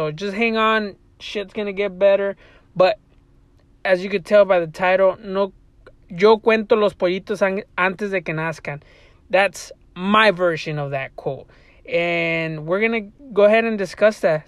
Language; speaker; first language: English; early bilingual, other home language; Spanish